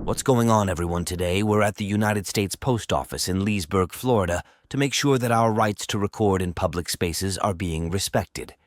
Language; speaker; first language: English; native; English